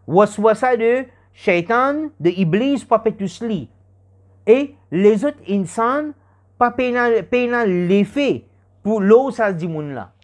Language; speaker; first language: French; non-native, learner; Morisyen